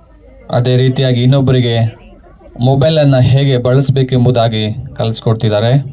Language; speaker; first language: Kannada; native; Kannada